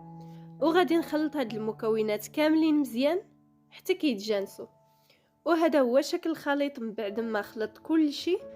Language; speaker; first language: Arabic; native; Arabic